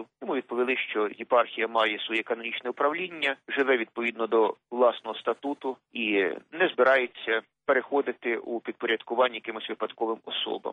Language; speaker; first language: Ukrainian; native; Ukrainian